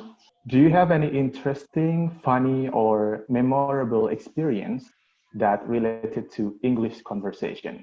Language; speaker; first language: English; non-native, local second language; Indonesian